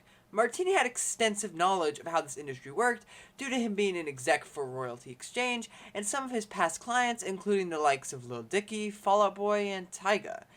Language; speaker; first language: English; native; English